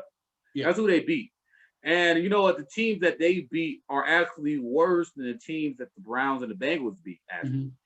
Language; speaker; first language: English; native; English